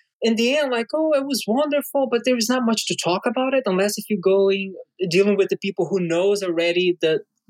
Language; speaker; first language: English; non-native, fluent; Portuguese